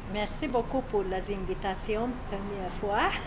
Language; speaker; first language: French; non-native, learner; Hungarian